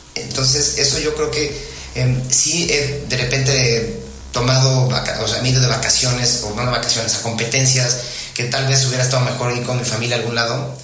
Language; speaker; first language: Spanish; native; Spanish